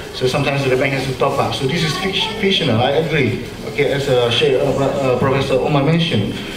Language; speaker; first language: English; non-native, local second language; Malay